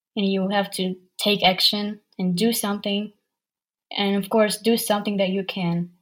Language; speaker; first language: English; non-native, fluent; Ukrainian